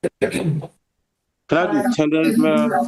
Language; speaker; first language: English; native; English